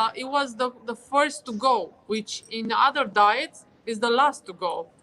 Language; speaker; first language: English; non-native, fluent; Romanian